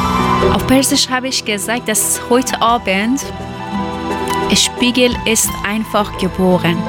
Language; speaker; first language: German; non-native, learner; Persian